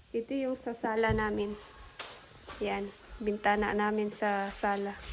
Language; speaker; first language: Filipino; native; Filipino